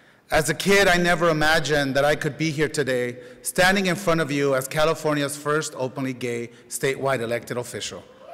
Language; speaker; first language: English; native; English